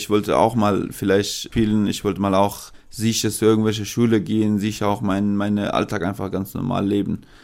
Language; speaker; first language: German; non-native, fluent; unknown